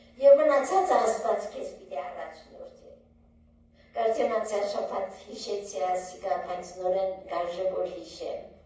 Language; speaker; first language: Armenian; early bilingual, heritage; Armenian